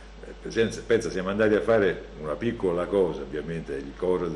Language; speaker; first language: Italian; native; Italian